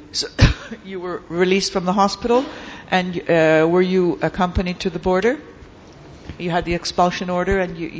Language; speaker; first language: English; non-native, fluent; Italian